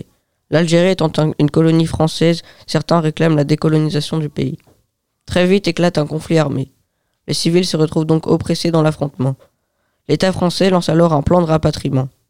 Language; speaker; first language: French; native; French